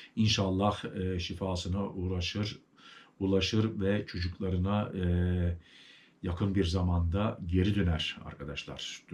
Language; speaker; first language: Turkish; early bilingual, heritage; Turkish